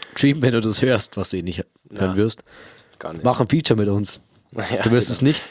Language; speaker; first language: German; native; German